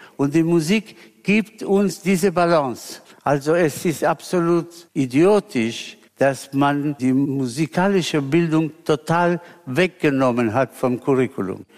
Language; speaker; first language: German; non-native, fluent; Spanish